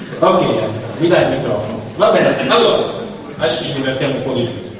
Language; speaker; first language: Italian; native; Italian